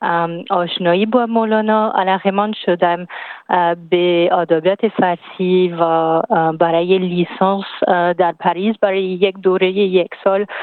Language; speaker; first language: Persian; non-native, fluent; French